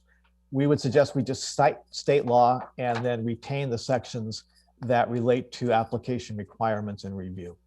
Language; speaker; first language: English; native; English